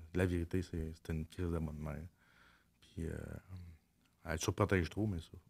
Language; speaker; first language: French; native; French